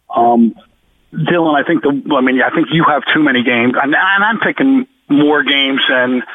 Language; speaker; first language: English; native; English